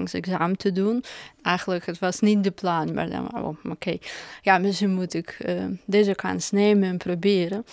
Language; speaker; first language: Dutch; non-native, fluent; Russian